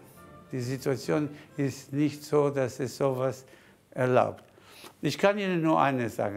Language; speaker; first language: German; non-native, fluent; Spanish